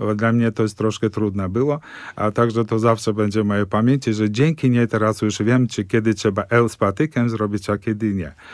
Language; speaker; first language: Polish; early bilingual, heritage; Polish